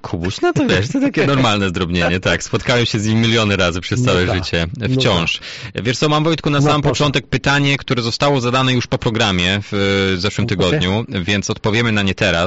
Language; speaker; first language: Polish; native; Polish